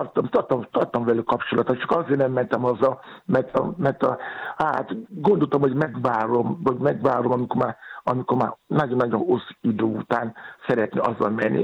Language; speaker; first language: Hungarian; non-native, learner; Yoruba